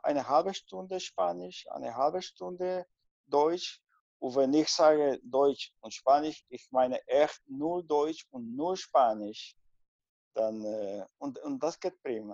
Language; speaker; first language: German; non-native, fluent; Spanish